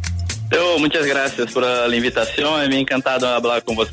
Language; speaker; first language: Spanish; non-native, learner; Portuguese